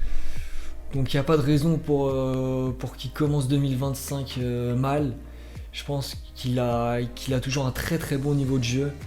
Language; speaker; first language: French; native; French